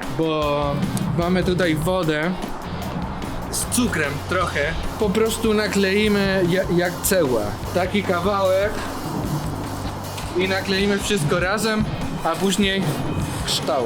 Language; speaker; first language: Polish; non-native, learner; Spanish